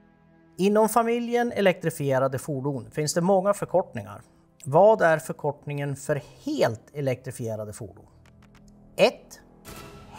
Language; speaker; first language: Swedish; native; Swedish